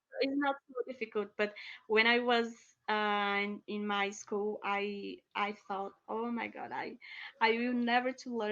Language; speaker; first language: English; non-native, learner; Portuguese